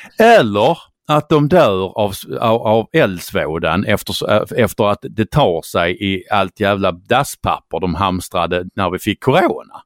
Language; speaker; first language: Swedish; native; Swedish